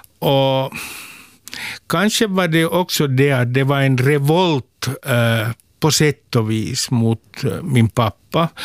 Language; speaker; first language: Swedish; non-native, local second language; Finnish